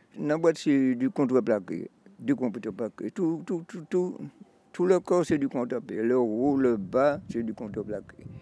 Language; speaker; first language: French; native; French